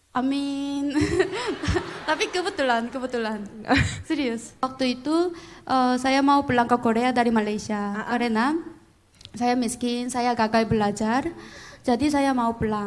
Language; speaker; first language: Indonesian; non-native, fluent; Korean